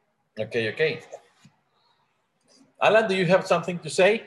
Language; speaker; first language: English; non-native, learner; Spanish